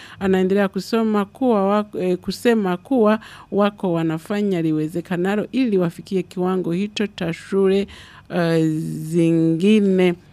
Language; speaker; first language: Swahili; non-native, local second language; Rundi